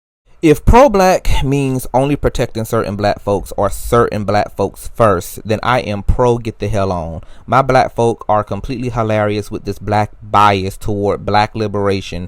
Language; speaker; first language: English; native; English